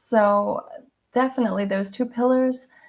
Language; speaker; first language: English; native; English